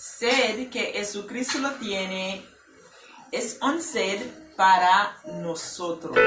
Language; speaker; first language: Spanish; non-native, learner; Haitian Creole